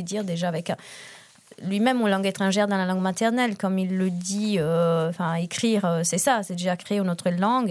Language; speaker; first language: French; non-native, fluent; Italian